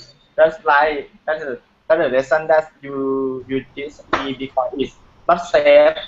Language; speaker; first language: English; non-native, learner; Thai